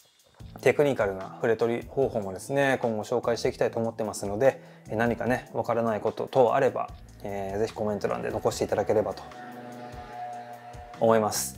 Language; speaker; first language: Japanese; native; Japanese